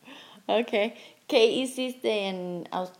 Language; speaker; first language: Spanish; non-native, learner; English